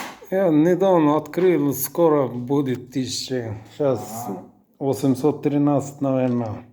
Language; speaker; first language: Russian; non-native, learner; Uzbek